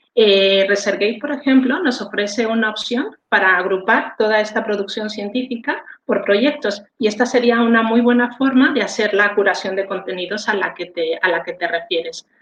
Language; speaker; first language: Spanish; native; Spanish